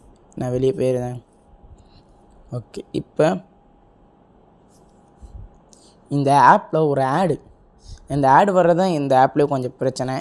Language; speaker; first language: Tamil; native; Tamil